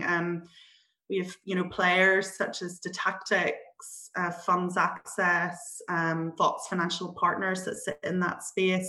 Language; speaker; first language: English; native; English